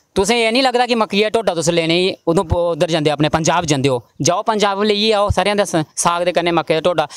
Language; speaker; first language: Hindi; native; Hindi